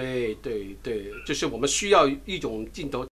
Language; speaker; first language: Chinese; native; Chinese